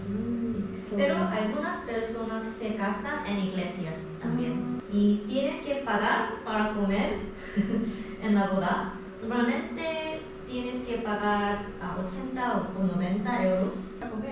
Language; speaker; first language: Spanish; non-native, learner; Korean